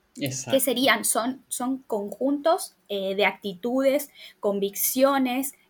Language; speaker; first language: Spanish; native; Spanish